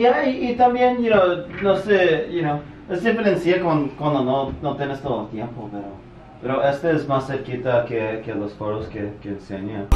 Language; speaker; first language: Spanish; early bilingual, heritage; English